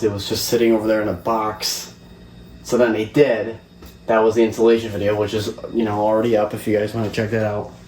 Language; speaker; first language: English; native; English